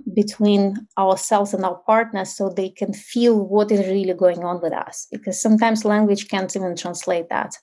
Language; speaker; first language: English; non-native, fluent; Ukrainian